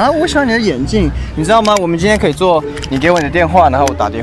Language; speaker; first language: Chinese; early bilingual, heritage; Chinese